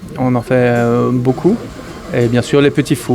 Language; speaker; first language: French; native; French